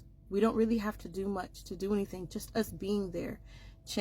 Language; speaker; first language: English; native; English